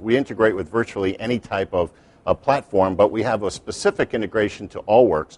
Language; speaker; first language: English; native; English